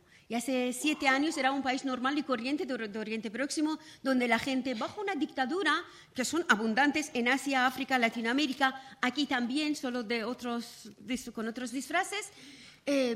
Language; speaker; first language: Spanish; non-native, fluent; Persian